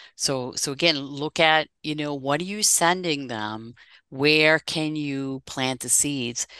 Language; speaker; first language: English; non-native, fluent; Dutch